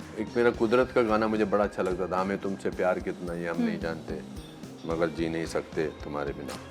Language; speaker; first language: Hindi; native; Hindi